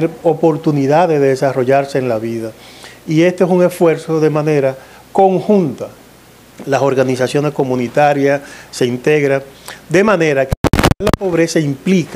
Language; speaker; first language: Spanish; native; Spanish